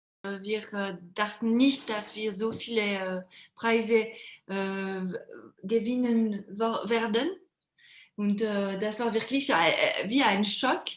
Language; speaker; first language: German; non-native, local second language; French